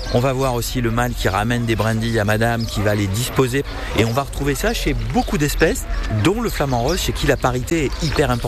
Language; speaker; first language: French; native; French